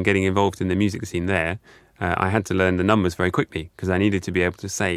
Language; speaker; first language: English; native; English